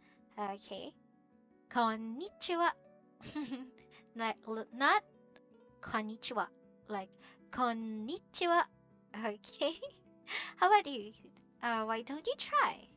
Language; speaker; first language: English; non-native, local second language; Filipino